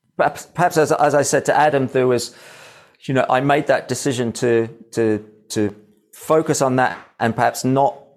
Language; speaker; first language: English; native; English